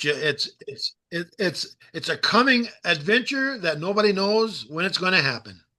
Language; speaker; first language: English; native; English